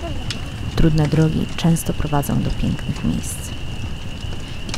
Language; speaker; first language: Polish; native; Polish